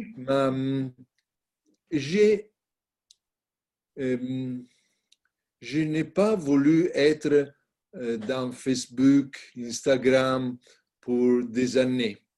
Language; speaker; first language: French; non-native, learner; Italian